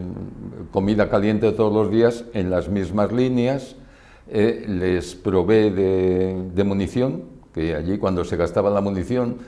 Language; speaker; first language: Spanish; native; Spanish